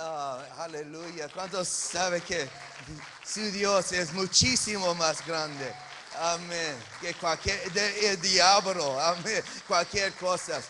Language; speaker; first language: Spanish; early bilingual, heritage; English